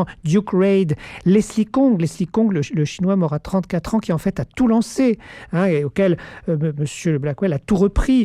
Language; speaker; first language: French; native; French